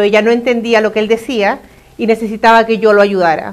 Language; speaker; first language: Spanish; native; Spanish